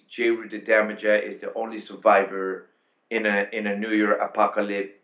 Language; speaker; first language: English; non-native, fluent; Spanish